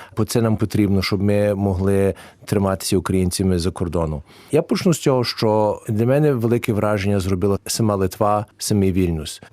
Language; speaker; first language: Ukrainian; early bilingual, heritage; Ukrainian